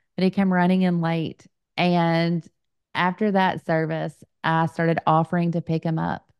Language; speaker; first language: English; native; English